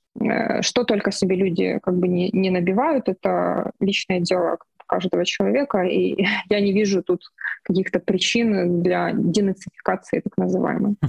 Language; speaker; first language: Russian; non-native, local second language; Ukrainian